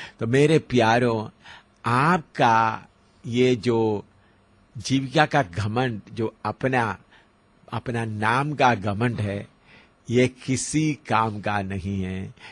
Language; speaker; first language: Hindi; non-native, local second language; Malayalam